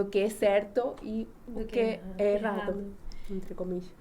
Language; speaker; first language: Portuguese; non-native, fluent; Spanish